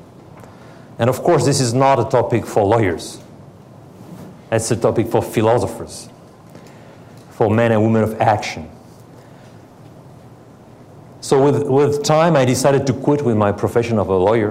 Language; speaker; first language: English; non-native, fluent; French